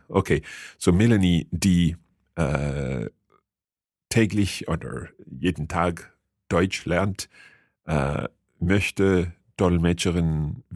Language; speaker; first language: German; non-native, fluent; English